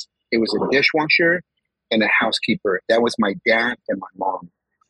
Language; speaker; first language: English; early bilingual, other home language; Spanish